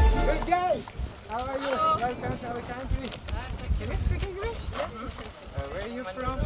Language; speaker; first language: English; non-native, learner; Tajik